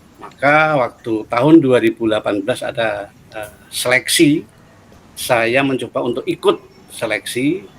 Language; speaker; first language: Indonesian; native; Indonesian